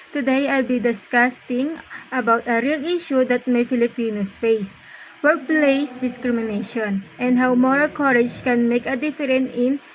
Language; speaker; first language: English; non-native, local second language; Filipino